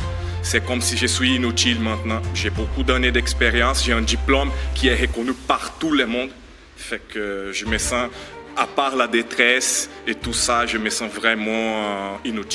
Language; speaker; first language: French; non-native, fluent; Portuguese